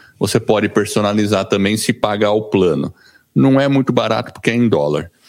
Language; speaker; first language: Portuguese; early bilingual, other home language; English